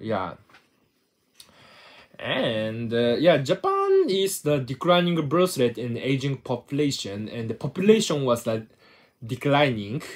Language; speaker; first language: English; non-native, learner; Japanese